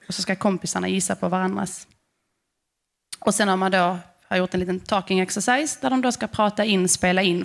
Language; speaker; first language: Swedish; native; Swedish